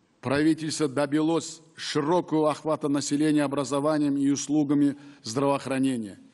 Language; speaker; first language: Russian; non-native, local second language; Uzbek